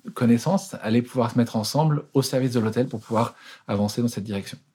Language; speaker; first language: French; native; French